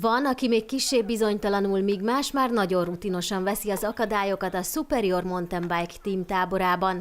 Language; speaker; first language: Hungarian; native; Hungarian